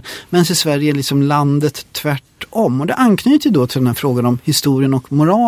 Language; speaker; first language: Swedish; native; Swedish